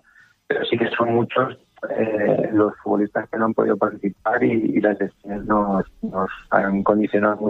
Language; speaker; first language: Spanish; native; Spanish